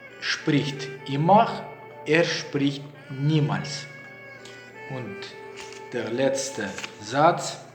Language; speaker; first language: German; non-native, learner; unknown